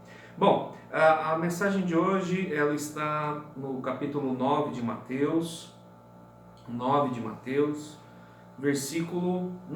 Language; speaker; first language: Portuguese; native; Portuguese